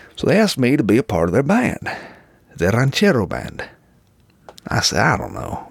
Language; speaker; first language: English; native; English